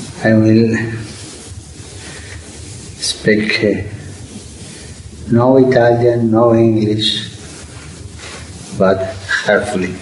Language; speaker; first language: English; non-native, learner; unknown